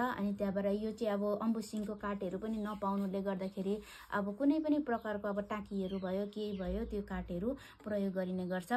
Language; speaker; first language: Nepali; non-native, local second language; Eastern Tamang